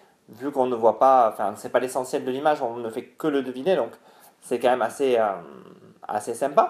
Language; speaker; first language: French; native; French